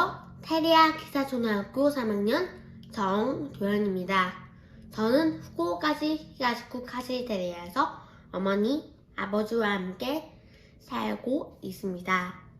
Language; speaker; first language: Korean; early bilingual, heritage; Korean